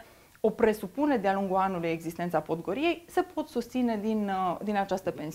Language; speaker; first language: Romanian; native; Romanian